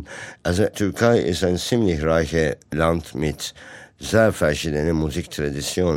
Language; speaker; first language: German; non-native, fluent; Turkish